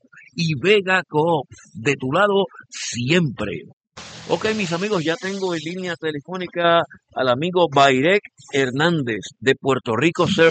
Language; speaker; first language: Spanish; native; Spanish